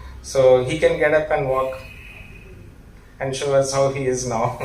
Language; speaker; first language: English; non-native, local second language; Tamil